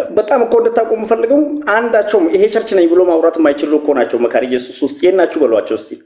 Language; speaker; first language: Amharic; non-native, local second language; Oromo